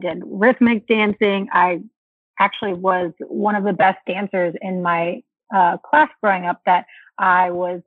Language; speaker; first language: English; early bilingual, other home language; Spanish